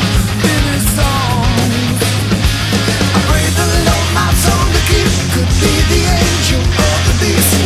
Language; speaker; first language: English; native; English